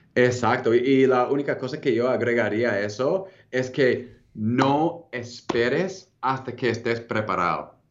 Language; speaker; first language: Spanish; non-native, fluent; English